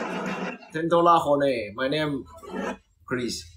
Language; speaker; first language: English; non-native, learner; Chinese